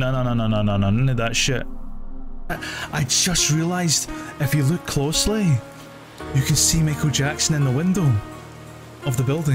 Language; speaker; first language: English; native; English